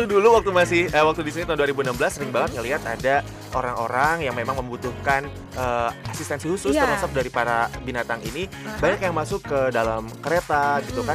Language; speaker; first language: Indonesian; native; Indonesian